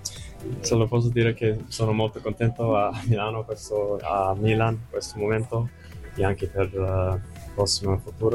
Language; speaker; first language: Italian; non-native, fluent; English